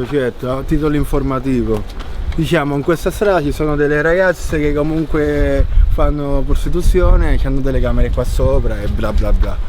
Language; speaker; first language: Italian; native; Italian